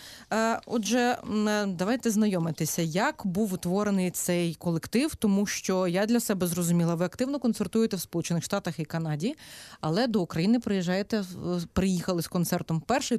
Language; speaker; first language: Ukrainian; native; Ukrainian